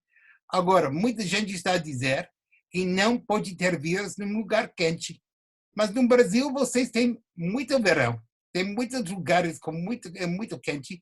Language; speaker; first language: Portuguese; non-native, fluent; English